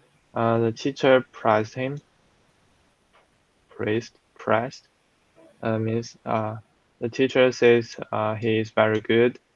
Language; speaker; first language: English; non-native, fluent; Chinese